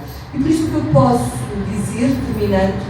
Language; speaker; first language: Portuguese; native; Portuguese